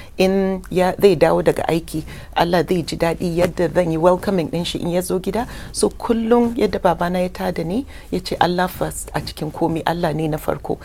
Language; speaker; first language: Hausa; non-native, local second language; English